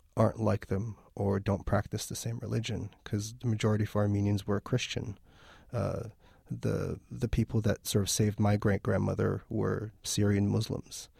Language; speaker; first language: English; early bilingual, other home language; Armenian